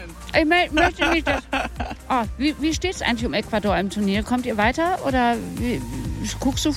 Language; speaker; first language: German; native; German